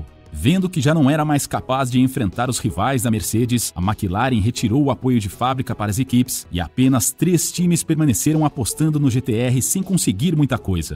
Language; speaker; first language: Portuguese; native; Portuguese